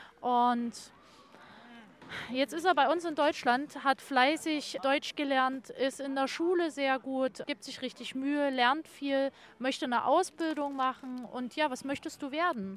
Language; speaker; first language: German; native; German